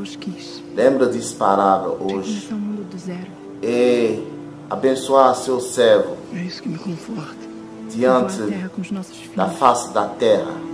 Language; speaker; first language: Portuguese; non-native, learner; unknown